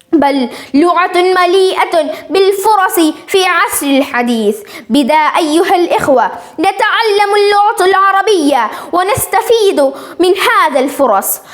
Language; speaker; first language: Arabic; non-native, learner; Malayalam